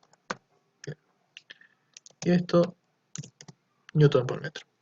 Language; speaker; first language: Spanish; native; Spanish